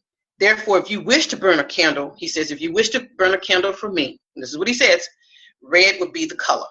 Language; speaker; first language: English; native; English